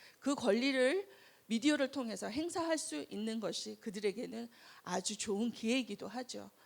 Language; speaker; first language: Korean; native; Korean